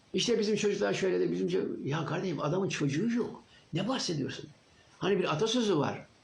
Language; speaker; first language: Turkish; native; Turkish